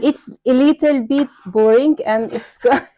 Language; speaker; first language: English; non-native, learner; Persian